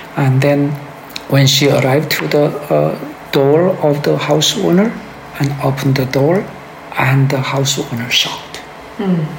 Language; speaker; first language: English; early bilingual, other home language; Korean